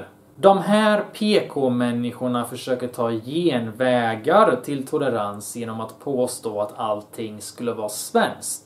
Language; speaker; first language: Swedish; early bilingual, other home language; Bosnian